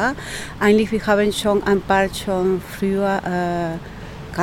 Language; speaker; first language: German; non-native, learner; Spanish